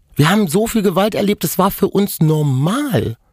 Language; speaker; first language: German; non-native, local second language; Romany